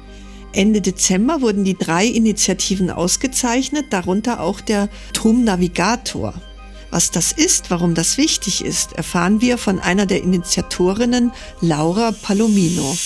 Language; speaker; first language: German; native; German